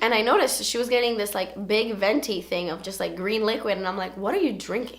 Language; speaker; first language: English; native; English